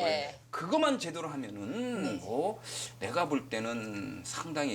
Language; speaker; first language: Korean; native; Korean